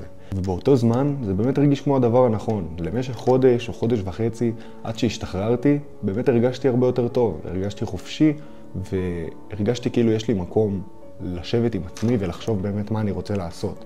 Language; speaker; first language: Hebrew; native; Hebrew